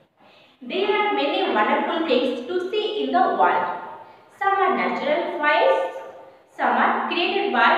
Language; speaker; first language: English; non-native, fluent; Hindi